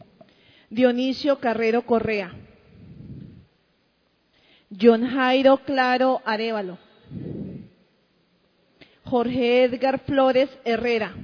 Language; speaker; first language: Spanish; native; Spanish